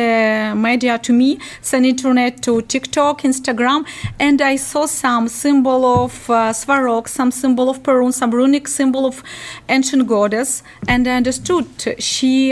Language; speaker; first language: English; non-native, learner; Ukrainian